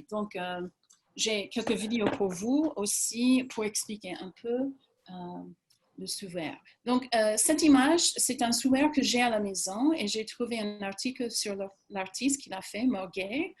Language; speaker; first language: French; non-native, fluent; English